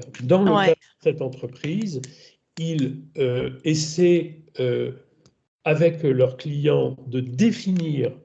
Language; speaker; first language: French; native; French